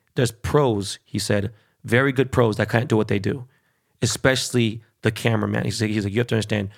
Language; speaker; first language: English; early bilingual, other home language; Spanish